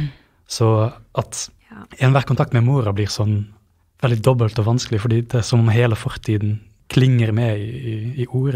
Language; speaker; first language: Norwegian; native; Norwegian